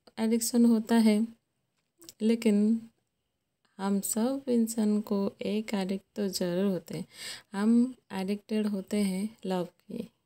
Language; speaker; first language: Hindi; native; Hindi